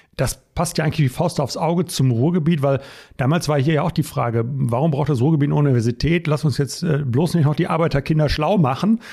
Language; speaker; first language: German; native; German